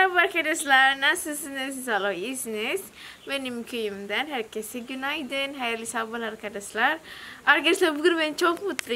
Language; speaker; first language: Turkish; non-native, learner; Indonesian